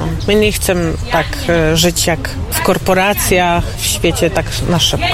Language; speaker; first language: Polish; non-native, local second language; Ukrainian